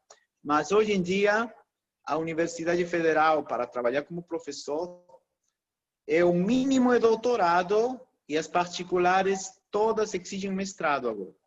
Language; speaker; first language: Portuguese; non-native, fluent; Spanish